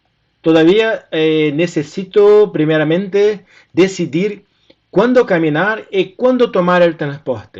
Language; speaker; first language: Spanish; non-native, fluent; Portuguese